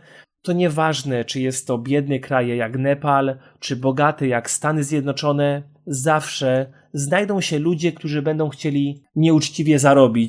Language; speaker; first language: Polish; native; Polish